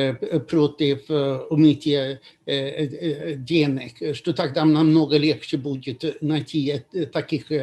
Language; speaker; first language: Russian; non-native, fluent; Swedish